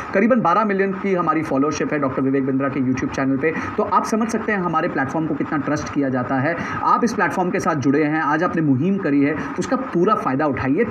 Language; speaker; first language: Hindi; native; Hindi